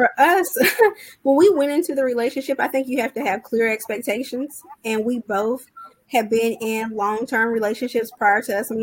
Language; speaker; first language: English; native; English